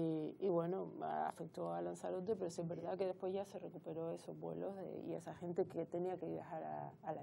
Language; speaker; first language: Spanish; native; Spanish